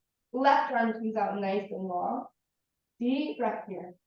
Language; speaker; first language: English; native; English